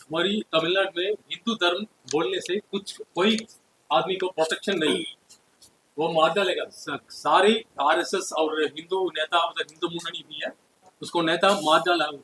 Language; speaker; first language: Hindi; non-native, learner; Tamil